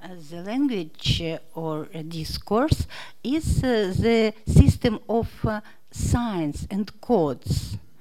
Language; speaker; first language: English; non-native, fluent; Russian